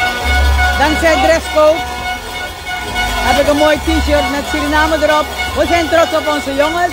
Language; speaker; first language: Dutch; native; Dutch